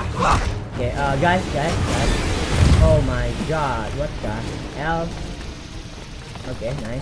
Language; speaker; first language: English; non-native, learner; Indonesian